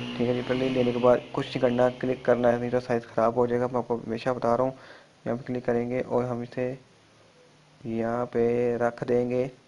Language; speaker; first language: Urdu; non-native, local second language; Punjabi